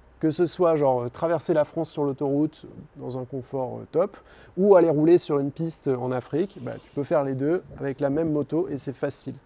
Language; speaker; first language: French; native; French